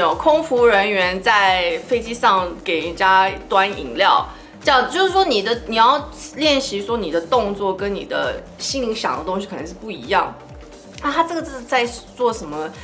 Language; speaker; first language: Chinese; early bilingual, heritage; Chinese